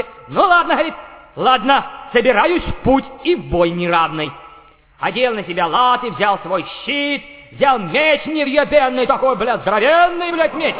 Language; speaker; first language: Russian; native; Russian